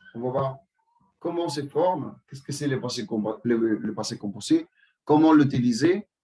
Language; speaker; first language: French; non-native, fluent; Spanish